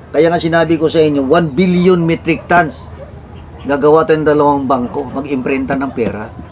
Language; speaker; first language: Filipino; non-native, local second language; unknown